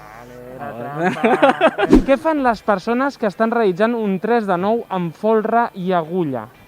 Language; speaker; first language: Catalan; native; Catalan